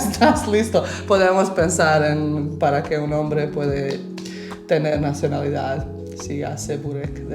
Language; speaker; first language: Spanish; early bilingual, heritage; Bosnian